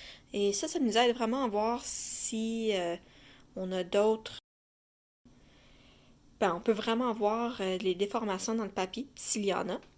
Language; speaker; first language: French; native; French